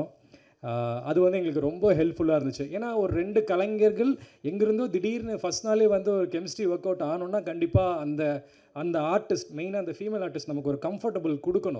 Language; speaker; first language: Tamil; native; Tamil